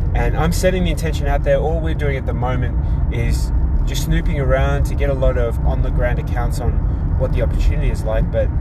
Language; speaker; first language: English; native; English